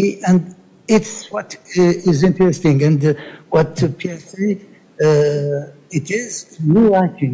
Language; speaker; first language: English; non-native, learner; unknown